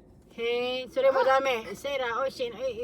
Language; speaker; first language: Japanese; non-native, fluent; Filipino